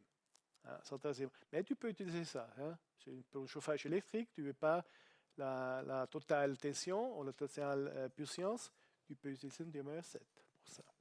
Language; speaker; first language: French; non-native, learner; Italian